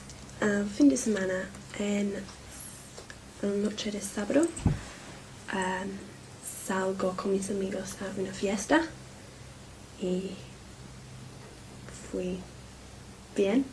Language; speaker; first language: Spanish; non-native, learner; English